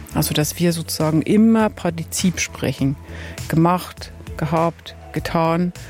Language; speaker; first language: German; native; German